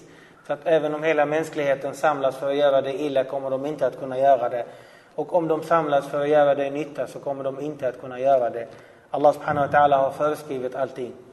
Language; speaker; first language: Swedish; non-native, fluent; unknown